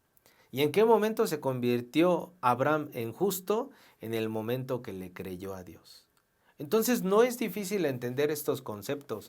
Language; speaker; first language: Spanish; native; Spanish